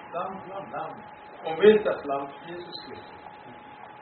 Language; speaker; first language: German; non-native, fluent; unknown